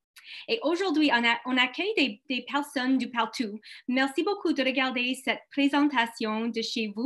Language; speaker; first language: French; non-native, local second language; English